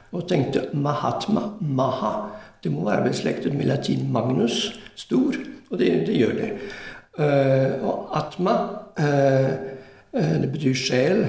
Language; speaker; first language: Norwegian; non-native, fluent; French